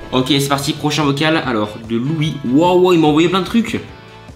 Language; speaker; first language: French; native; French